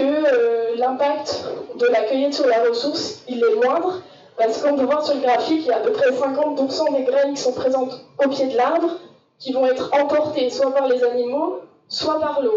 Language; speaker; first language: French; native; French